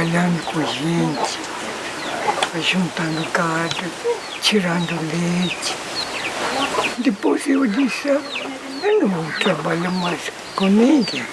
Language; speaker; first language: Portuguese; non-native, learner; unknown